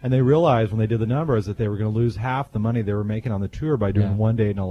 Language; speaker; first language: English; native; English